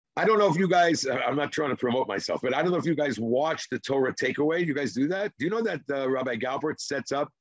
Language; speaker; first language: English; non-native, fluent; Hebrew